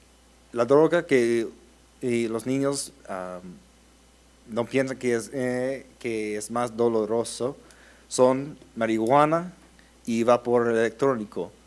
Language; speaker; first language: Spanish; early bilingual, heritage; Spanish